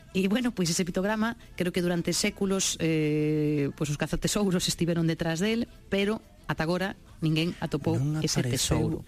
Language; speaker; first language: Galician; non-native, local second language; Spanish